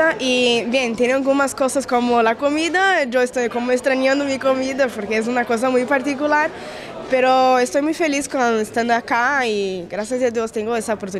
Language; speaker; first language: Spanish; non-native, learner; Portuguese